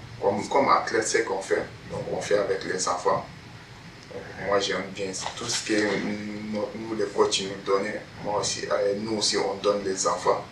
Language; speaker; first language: French; non-native, learner; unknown